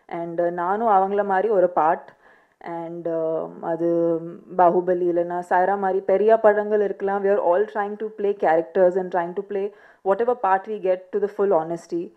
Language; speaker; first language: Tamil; non-native, learner; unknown